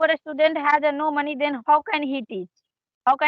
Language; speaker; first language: English; non-native, learner; Hindi